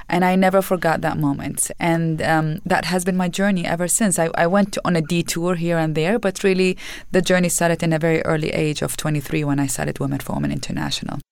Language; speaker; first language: English; non-native, fluent; Arabic